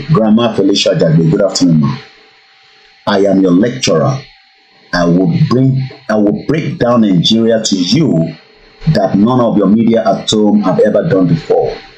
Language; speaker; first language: English; non-native, local second language; Yoruba